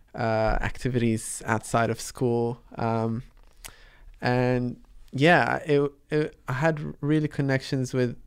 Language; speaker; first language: English; early bilingual, other home language; Arabic